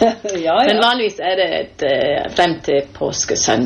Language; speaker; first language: Norwegian; non-native, fluent; English